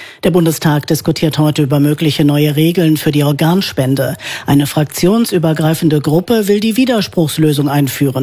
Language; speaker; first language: German; native; German